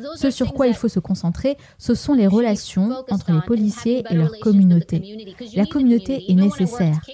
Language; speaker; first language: French; non-native, fluent; Greek